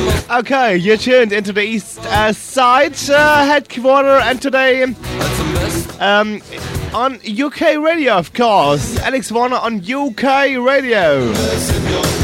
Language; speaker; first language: English; non-native, fluent; German